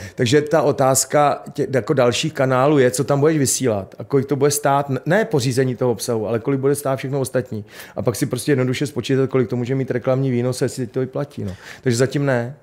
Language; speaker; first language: Czech; native; Czech